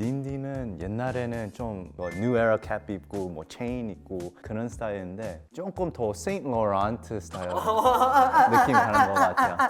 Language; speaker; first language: Korean; early bilingual, heritage; English